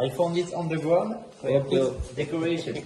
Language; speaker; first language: English; non-native, learner; Dutch